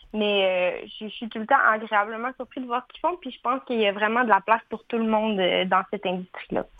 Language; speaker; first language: French; native; French